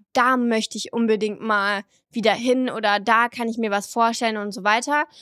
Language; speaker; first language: German; early bilingual, other home language; French